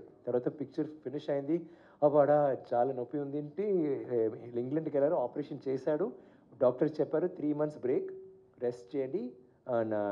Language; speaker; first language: Telugu; non-native, learner; Tamil